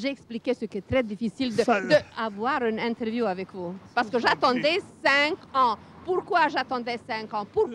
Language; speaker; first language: French; non-native, learner; Serbian